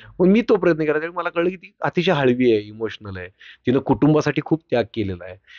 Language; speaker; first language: Marathi; native; Marathi